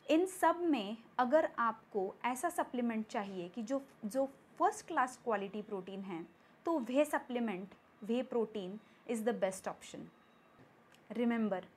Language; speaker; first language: Hindi; non-native, local second language; Marathi